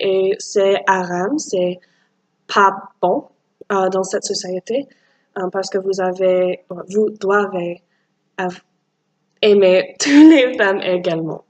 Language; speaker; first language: French; non-native, learner; English